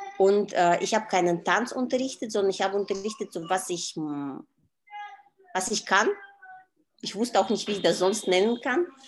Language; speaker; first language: German; non-native, fluent; Russian